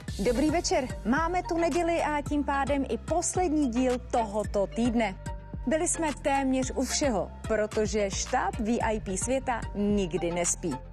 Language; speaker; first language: Czech; native; Czech